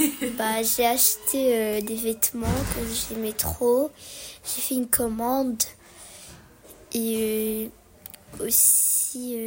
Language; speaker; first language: French; early bilingual, other home language; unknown